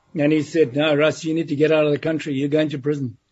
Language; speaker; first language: English; native; English